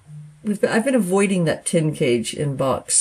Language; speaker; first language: English; native; English